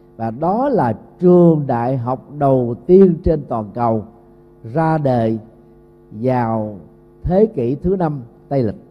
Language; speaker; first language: Vietnamese; native; Vietnamese